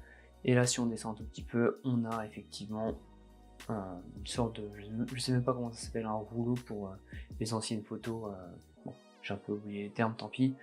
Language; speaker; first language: French; native; French